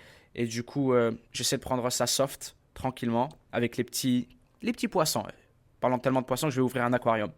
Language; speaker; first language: French; native; French